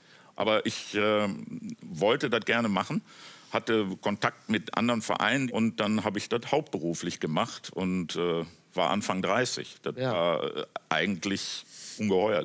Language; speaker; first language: German; native; German